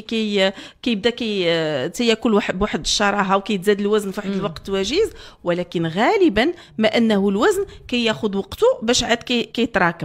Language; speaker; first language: Arabic; native; Arabic